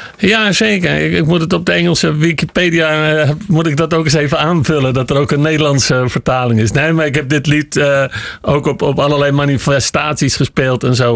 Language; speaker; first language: Dutch; native; Dutch